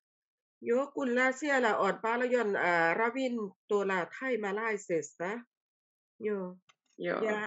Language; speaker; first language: Finnish; non-native, learner; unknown